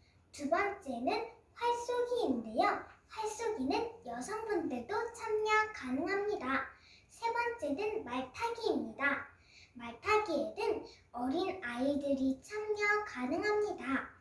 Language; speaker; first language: Korean; early bilingual, other home language; Mongolian